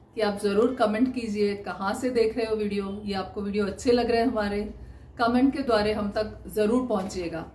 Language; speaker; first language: Hindi; non-native, local second language; Marathi